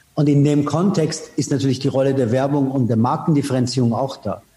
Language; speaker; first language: German; non-native, fluent; Persian